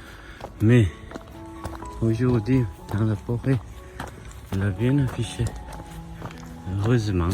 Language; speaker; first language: French; non-native, learner; Korean